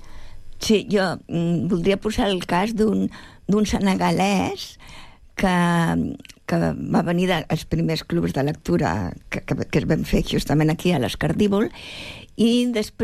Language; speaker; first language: Catalan; native; Catalan